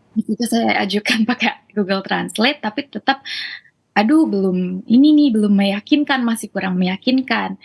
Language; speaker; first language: Indonesian; native; Indonesian